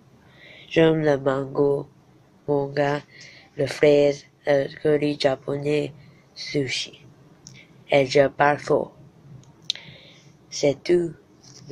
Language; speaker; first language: French; non-native, learner; Cantonese